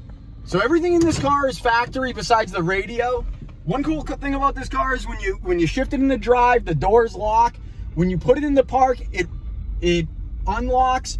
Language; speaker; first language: English; native; English